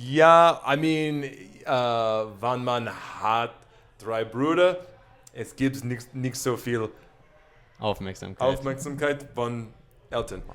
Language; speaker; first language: German; non-native, learner; English